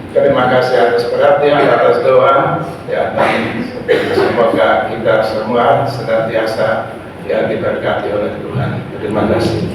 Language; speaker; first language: Indonesian; non-native, fluent; Polish